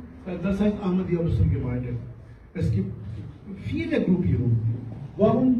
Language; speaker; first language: German; non-native, fluent; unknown